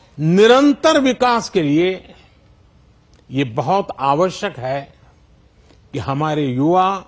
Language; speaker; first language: Hindi; non-native, local second language; Gujarati